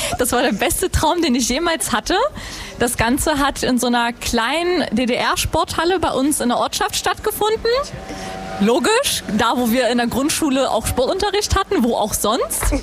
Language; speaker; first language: German; native; German